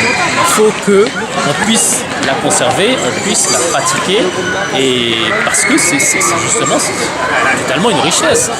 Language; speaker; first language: French; native; French